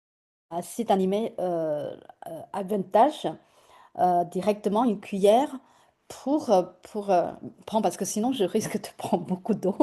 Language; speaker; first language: French; non-native, fluent; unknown